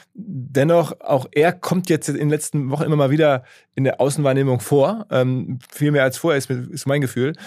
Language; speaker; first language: German; native; German